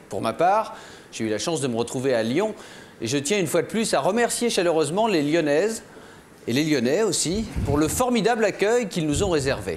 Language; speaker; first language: French; native; French